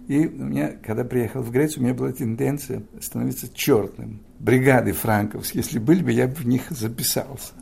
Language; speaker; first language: Russian; non-native, fluent; Greek